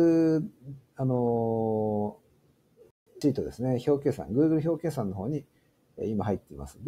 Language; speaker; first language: Japanese; native; Japanese